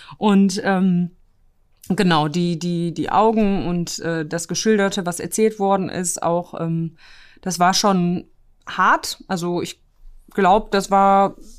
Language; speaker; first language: German; early bilingual, other home language; Polish